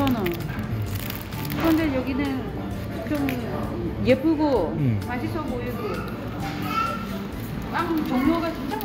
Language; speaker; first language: Korean; non-native, learner; Vietnamese